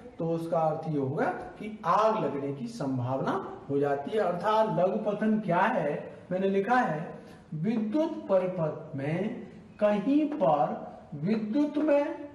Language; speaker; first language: Hindi; native; Hindi